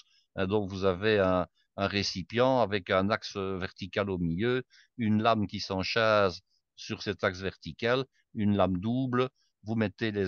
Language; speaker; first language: French; native; French